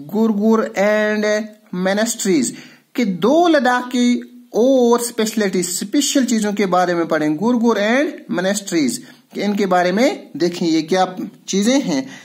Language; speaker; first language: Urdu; non-native, local second language; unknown